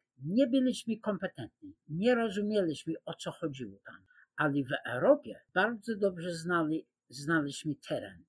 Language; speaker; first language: Polish; non-native, fluent; English